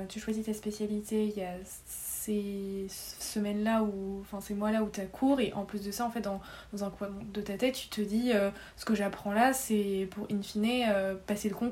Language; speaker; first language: French; native; French